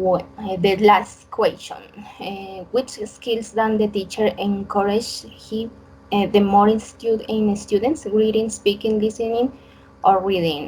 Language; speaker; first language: English; non-native, learner; Spanish